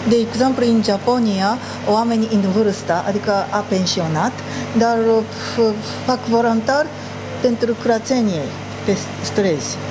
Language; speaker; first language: Romanian; non-native, learner; Japanese